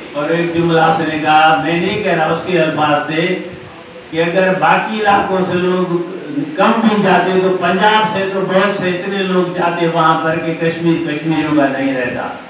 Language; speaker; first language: Urdu; non-native, local second language; Sindhi